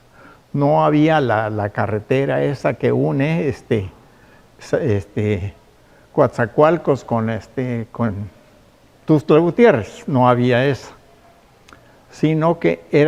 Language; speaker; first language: Spanish; native; Spanish